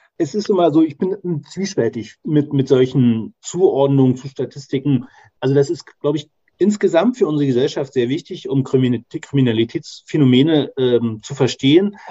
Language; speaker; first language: German; native; German